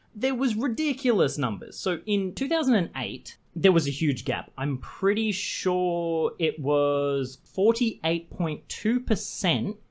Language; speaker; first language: English; native; English